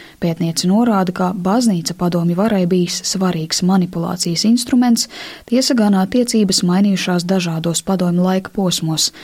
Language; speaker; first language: Latvian; native; Latvian